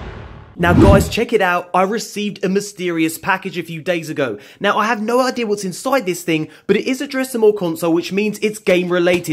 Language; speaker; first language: English; native; English